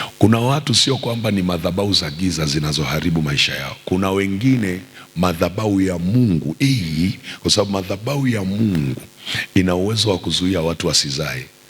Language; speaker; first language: Swahili; native; Swahili